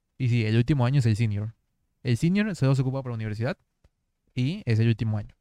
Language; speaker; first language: Spanish; native; Spanish